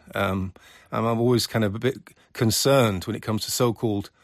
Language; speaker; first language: English; native; English